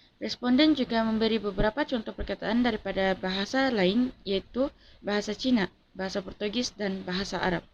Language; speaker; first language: Malay; native; Malay